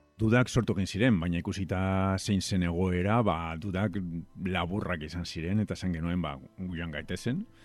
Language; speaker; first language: Basque; non-native, local second language; Spanish